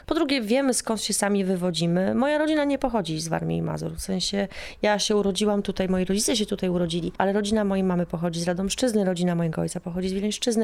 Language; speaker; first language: Polish; native; Polish